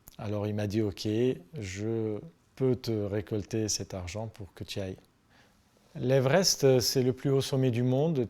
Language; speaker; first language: French; non-native, local second language; Armenian